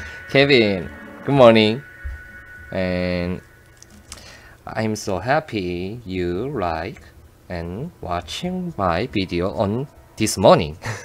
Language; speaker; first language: English; non-native, learner; Korean